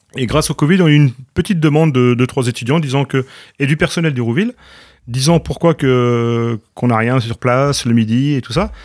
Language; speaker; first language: French; native; French